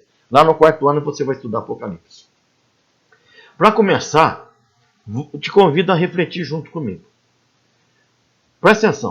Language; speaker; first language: Portuguese; native; Portuguese